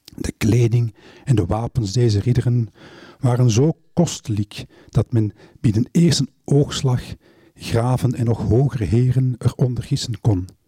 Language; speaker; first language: Dutch; native; Dutch